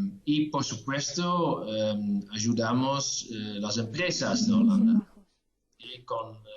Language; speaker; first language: Spanish; non-native, fluent; Dutch